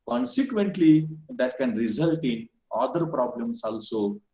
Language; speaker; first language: English; non-native, local second language; Marathi